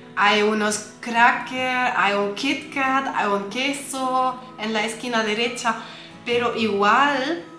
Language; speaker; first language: Spanish; non-native, fluent; German